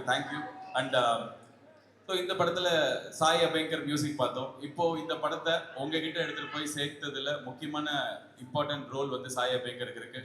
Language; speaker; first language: Tamil; native; Tamil